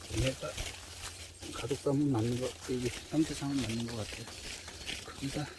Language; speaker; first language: Korean; native; Korean